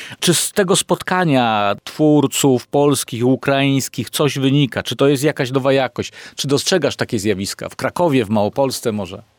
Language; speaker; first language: Polish; native; Polish